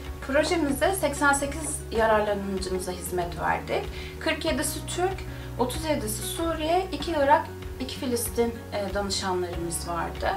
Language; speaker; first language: Turkish; native; Turkish